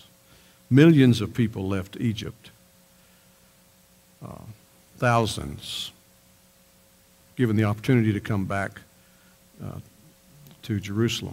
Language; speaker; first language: English; native; English